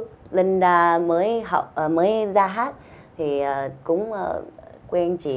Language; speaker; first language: Vietnamese; early bilingual, heritage; Vietnamese